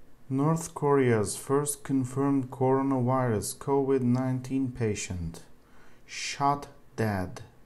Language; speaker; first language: English; non-native, fluent; Turkish